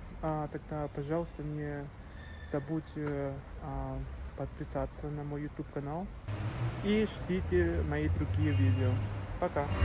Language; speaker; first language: Russian; non-native, fluent; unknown